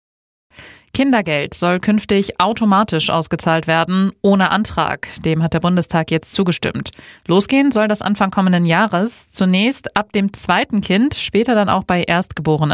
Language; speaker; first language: German; native; German